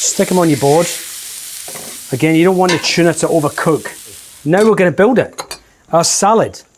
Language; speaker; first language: English; native; English